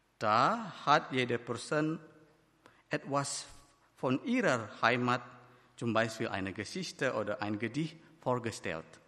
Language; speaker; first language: German; non-native, fluent; Batak Toba